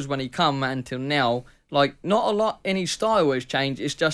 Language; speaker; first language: English; native; English